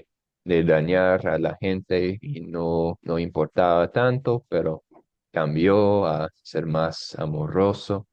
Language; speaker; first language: Spanish; non-native, fluent; English